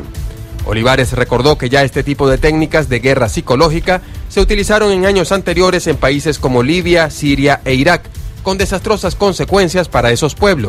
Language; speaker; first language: Spanish; native; Spanish